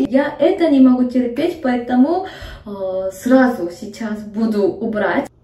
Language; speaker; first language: Russian; non-native, fluent; Korean